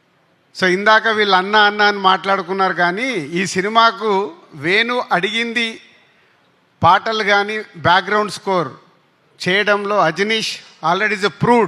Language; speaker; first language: Telugu; native; Telugu